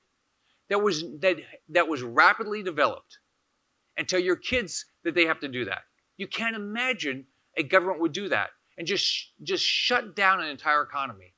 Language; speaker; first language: English; native; English